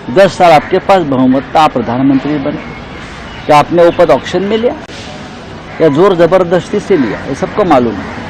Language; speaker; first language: Hindi; non-native, local second language; Marathi